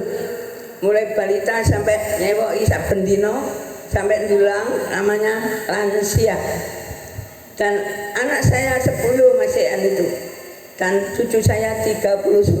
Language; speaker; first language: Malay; non-native, local second language; Javanese